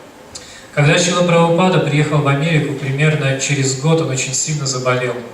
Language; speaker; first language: Russian; native; Russian